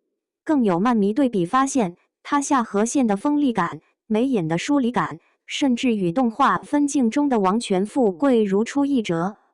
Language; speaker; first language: Chinese; native; Chinese